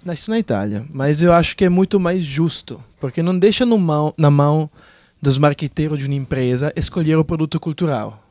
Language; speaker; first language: Portuguese; non-native, fluent; Italian